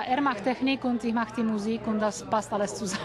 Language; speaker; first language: German; non-native, learner; Czech